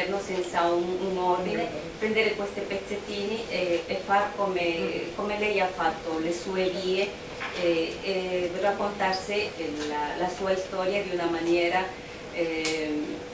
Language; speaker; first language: Italian; non-native, fluent; Spanish